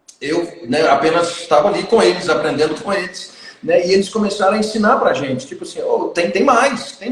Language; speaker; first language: Portuguese; non-native, fluent; English